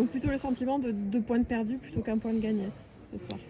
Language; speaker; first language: French; native; French